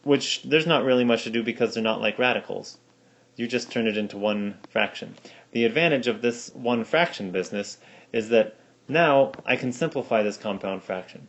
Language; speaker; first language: English; native; English